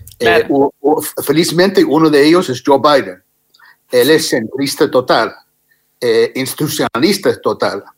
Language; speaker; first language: Spanish; non-native, fluent; English